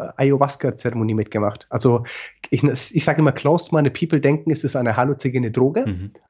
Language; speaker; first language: German; native; German